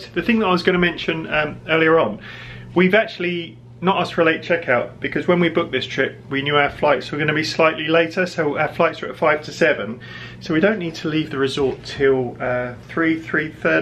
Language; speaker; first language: English; native; English